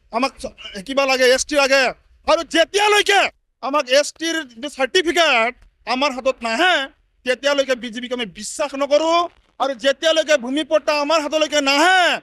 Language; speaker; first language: Assamese; non-native, local second language; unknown